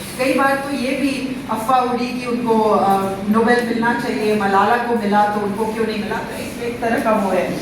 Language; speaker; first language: Hindi; native; Hindi